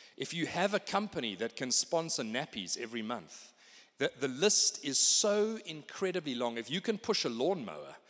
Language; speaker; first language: English; native; English